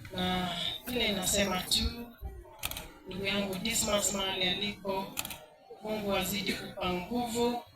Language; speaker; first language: Swahili; non-native, local second language; Luyia